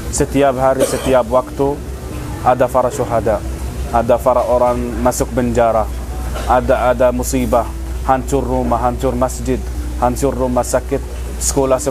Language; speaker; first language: Indonesian; non-native, fluent; Arabic